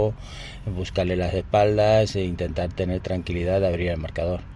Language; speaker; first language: Spanish; native; Spanish